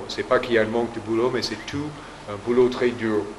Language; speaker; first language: French; non-native, fluent; English